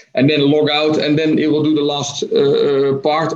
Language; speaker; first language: English; non-native, fluent; Dutch